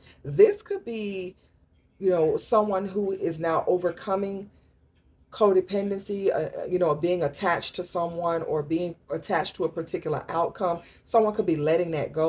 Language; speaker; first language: English; native; English